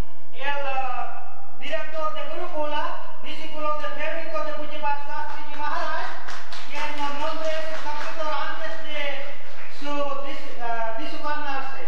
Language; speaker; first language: Spanish; non-native, learner; Gujarati